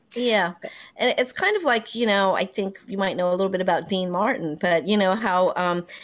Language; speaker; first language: English; native; English